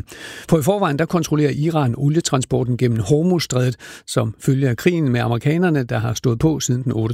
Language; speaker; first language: Danish; native; Danish